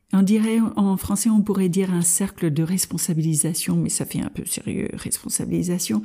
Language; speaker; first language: French; non-native, fluent; English